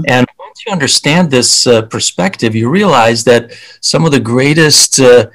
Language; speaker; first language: English; early bilingual, other home language; Hungarian